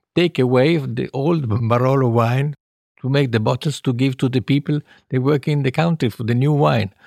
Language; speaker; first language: English; non-native, fluent; Italian